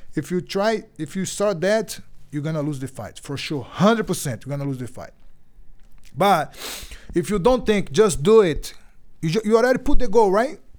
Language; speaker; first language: English; non-native, learner; Portuguese